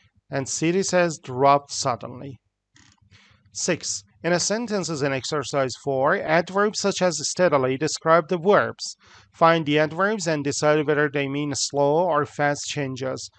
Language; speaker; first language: English; non-native, fluent; Persian